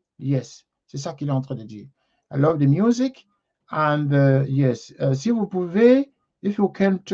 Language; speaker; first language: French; non-native, local second language; Lingala